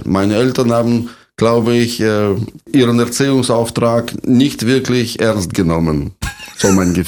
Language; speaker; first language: German; non-native, fluent; Russian